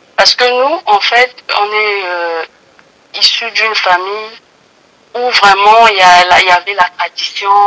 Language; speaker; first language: French; non-native, local second language; Lingala